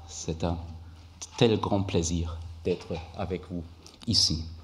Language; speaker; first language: French; non-native, fluent; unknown